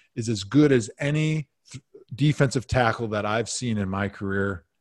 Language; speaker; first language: English; native; English